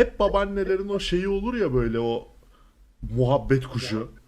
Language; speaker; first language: Turkish; native; Turkish